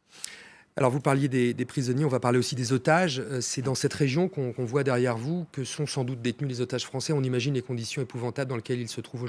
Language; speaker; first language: French; native; French